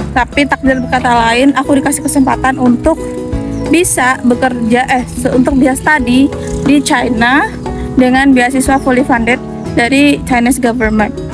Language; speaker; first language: Indonesian; native; Indonesian